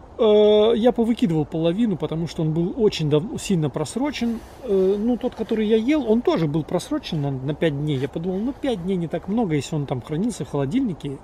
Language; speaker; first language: Russian; native; Russian